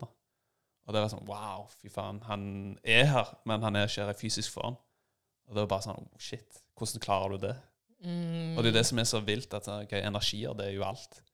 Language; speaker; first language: Norwegian; native; Norwegian